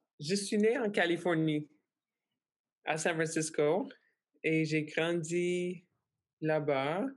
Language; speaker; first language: French; non-native, fluent; English